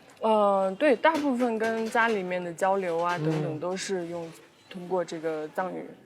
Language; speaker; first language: Chinese; non-native, local second language; Tibetan